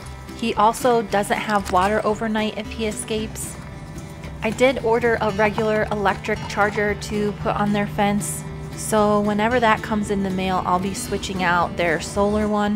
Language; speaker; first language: English; native; English